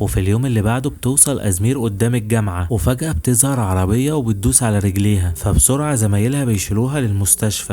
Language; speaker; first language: Arabic; native; Arabic